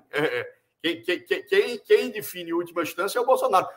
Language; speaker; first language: Portuguese; native; Portuguese